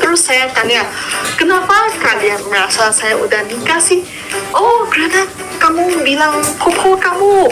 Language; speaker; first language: Indonesian; non-native, fluent; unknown